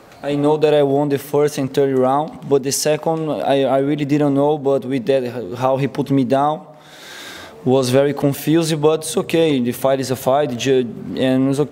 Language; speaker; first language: English; non-native, learner; Portuguese